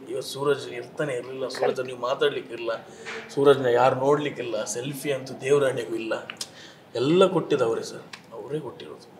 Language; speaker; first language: Kannada; non-native, local second language; Tulu